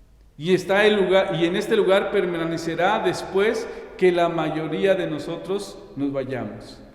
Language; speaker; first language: Spanish; native; Spanish